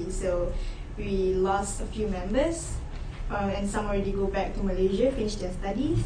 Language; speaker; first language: English; non-native, local second language; Malay